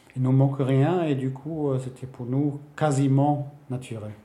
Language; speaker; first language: French; non-native, fluent; German